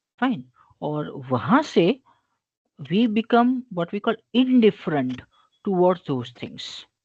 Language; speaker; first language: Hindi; non-native, local second language; Gujarati